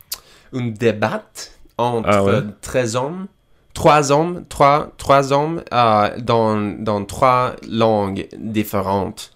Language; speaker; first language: French; non-native, learner; English